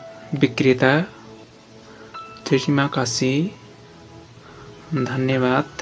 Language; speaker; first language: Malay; non-native, learner; Nepali